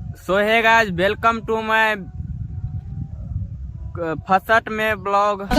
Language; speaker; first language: Hindi; non-native, local second language; Maithili